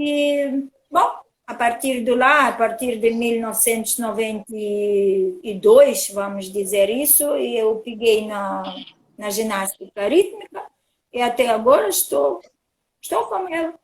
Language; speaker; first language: Portuguese; non-native, learner; Russian